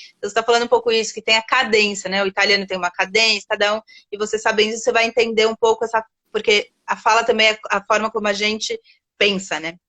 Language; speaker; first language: Portuguese; native; Portuguese